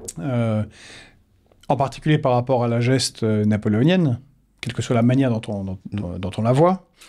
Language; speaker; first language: French; native; French